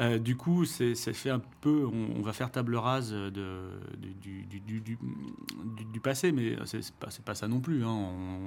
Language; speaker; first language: French; native; French